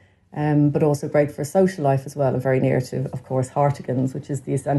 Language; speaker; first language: English; native; English